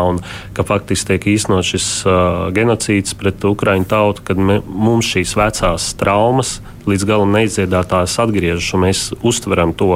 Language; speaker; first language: Latvian; native; Latvian